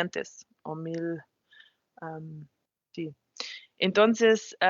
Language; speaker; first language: Spanish; non-native, fluent; German